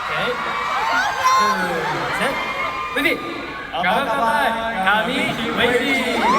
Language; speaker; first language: Korean; non-native, fluent; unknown